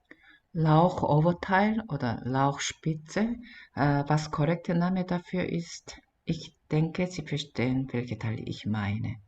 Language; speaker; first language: German; non-native, learner; Korean